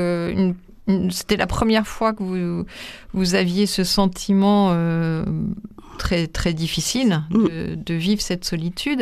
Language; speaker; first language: French; native; French